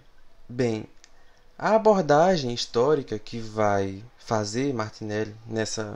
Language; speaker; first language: Portuguese; native; Portuguese